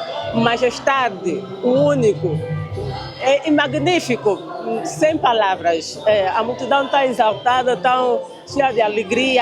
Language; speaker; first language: Portuguese; native; Portuguese